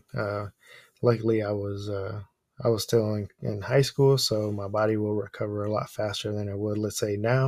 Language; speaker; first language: English; early bilingual, other home language; Spanish